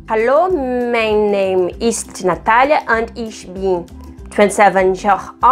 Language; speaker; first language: German; non-native, learner; Portuguese